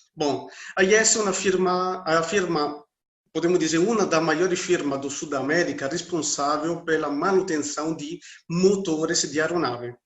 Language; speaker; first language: Portuguese; non-native, fluent; Italian